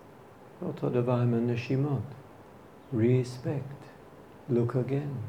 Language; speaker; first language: Hebrew; non-native, fluent; English